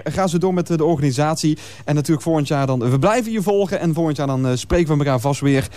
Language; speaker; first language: Dutch; non-native, local second language; Limburgish